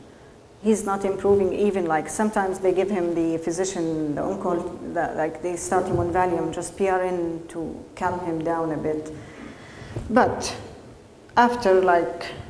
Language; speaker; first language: English; non-native, fluent; Arabic